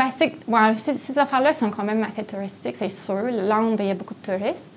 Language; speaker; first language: French; non-native, fluent; English